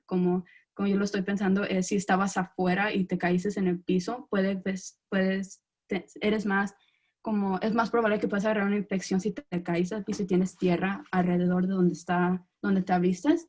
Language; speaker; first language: Spanish; non-native, learner; English